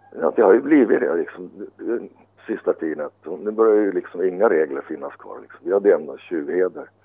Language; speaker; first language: Swedish; early bilingual, other home language; Finnish